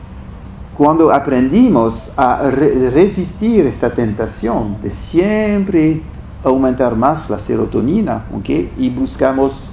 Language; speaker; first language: Spanish; non-native, fluent; French